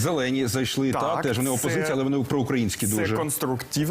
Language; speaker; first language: Ukrainian; native; Ukrainian